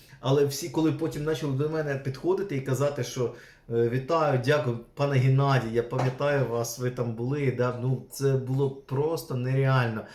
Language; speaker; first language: Ukrainian; non-native, local second language; Russian